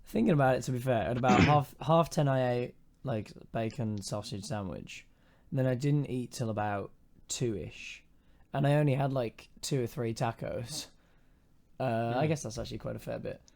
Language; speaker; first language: English; native; English